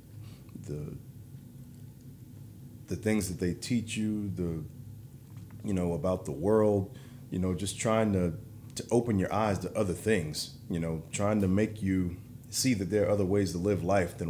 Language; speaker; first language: English; native; English